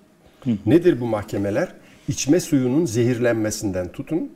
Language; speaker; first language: Turkish; native; Turkish